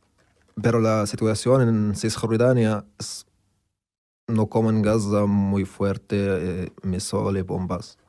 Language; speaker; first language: Spanish; non-native, learner; Arabic